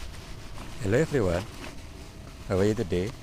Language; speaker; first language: English; non-native, learner; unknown